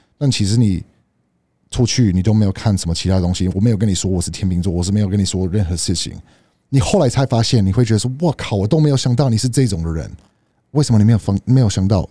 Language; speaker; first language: Chinese; non-native, fluent; English